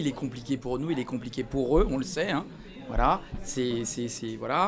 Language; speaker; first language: French; native; French